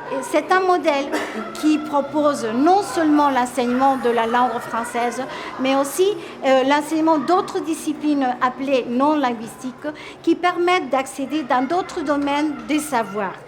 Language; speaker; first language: French; non-native, local second language; Spanish